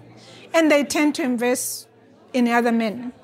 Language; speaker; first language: English; non-native, fluent; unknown